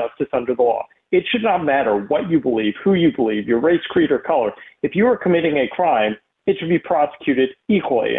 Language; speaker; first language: English; native; English